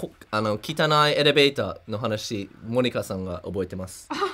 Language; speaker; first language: Japanese; non-native, learner; English